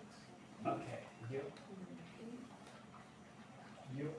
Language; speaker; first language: English; non-native, learner; Spanish